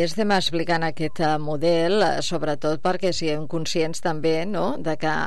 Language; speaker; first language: Catalan; native; Catalan